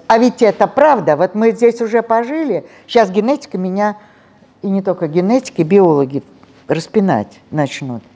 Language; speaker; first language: Russian; native; Russian